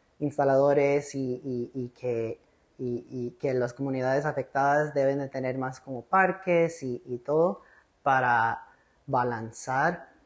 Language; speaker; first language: Spanish; early bilingual, heritage; English